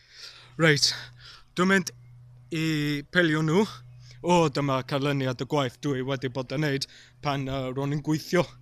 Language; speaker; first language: Welsh; non-native, learner; English